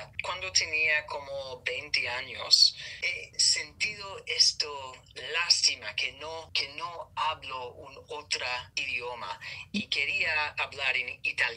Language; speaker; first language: Spanish; non-native, fluent; English